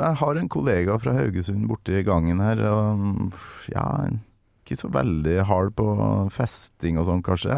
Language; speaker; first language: Norwegian; native; Norwegian